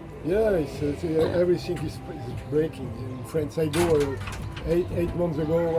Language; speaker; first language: English; non-native, learner; French